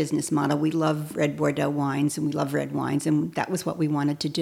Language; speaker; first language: English; native; English